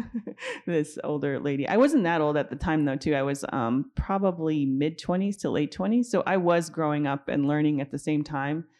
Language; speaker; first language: English; native; English